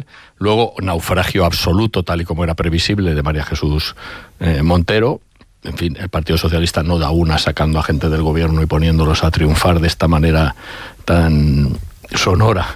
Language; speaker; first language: Spanish; native; Spanish